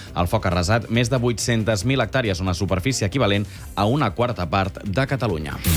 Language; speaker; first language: Catalan; native; Catalan